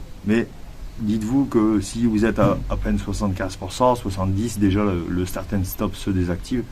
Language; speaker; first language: French; native; French